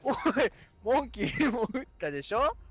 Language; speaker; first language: Japanese; native; Japanese